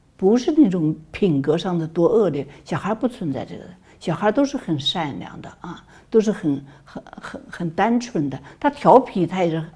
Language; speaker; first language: Chinese; native; Chinese